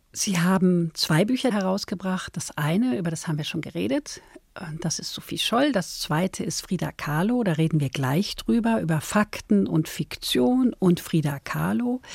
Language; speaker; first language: German; native; German